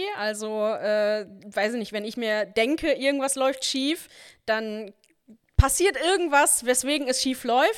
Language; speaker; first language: German; native; German